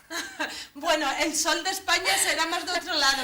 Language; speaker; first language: Spanish; native; Spanish